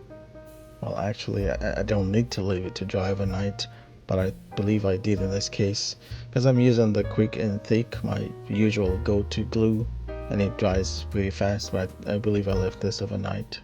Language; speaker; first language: English; native; English